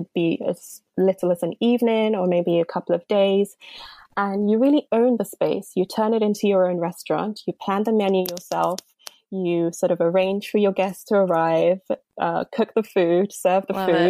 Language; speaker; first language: English; non-native, local second language; Yoruba